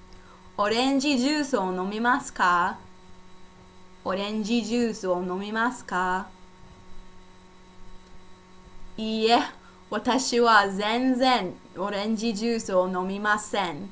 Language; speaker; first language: Japanese; non-native, fluent; English